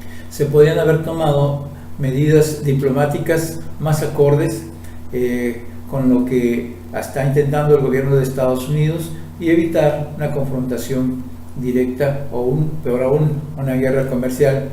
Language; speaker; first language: Spanish; native; Spanish